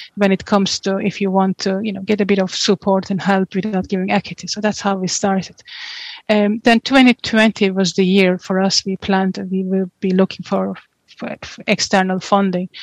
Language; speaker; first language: English; non-native, fluent; Turkish